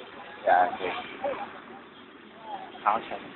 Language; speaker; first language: English; non-native, learner; Vietnamese